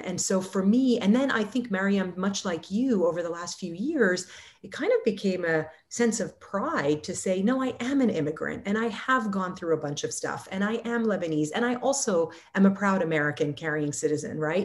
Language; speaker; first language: English; non-native, fluent; Arabic